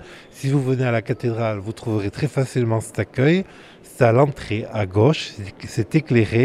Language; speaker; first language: French; native; French